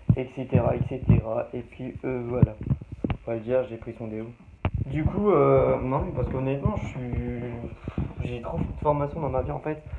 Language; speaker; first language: French; native; French